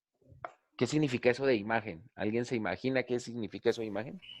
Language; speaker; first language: Spanish; native; Spanish